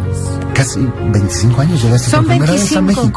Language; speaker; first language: Spanish; native; Spanish